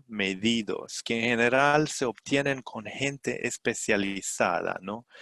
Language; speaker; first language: Spanish; non-native, fluent; Romanian